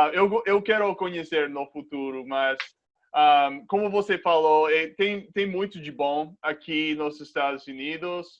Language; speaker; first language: Portuguese; non-native, fluent; English